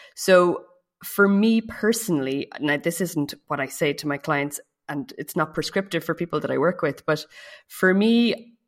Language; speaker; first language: English; native; English